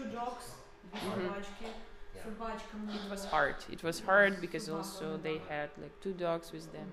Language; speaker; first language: English; non-native, fluent; Ukrainian